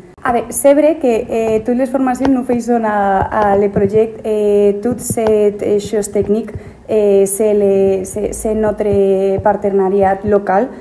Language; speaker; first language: French; non-native, learner; Spanish